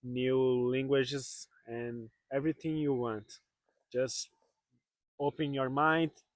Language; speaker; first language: English; non-native, learner; Portuguese